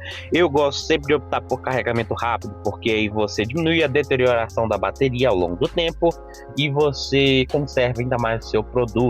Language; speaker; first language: Portuguese; native; Portuguese